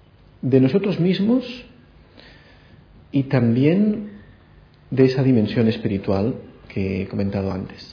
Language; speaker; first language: Spanish; native; Spanish